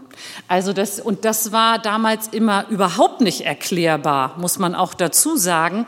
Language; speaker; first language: German; early bilingual, other home language; Turkish